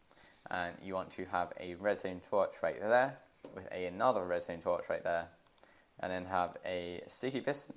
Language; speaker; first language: English; native; English